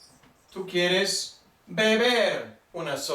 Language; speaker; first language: Spanish; non-native, fluent; English